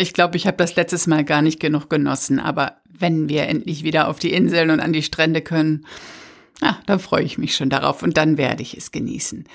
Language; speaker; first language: German; native; German